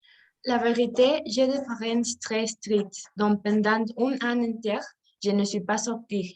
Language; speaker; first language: French; non-native, learner; Spanish